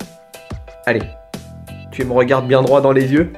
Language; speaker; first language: French; native; French